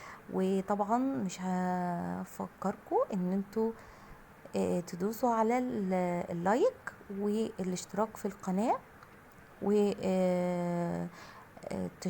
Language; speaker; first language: Arabic; native; Arabic